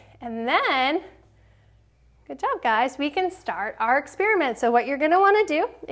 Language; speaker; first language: English; native; English